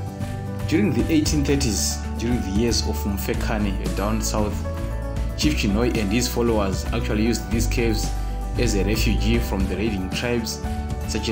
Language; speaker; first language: English; non-native, local second language; Shona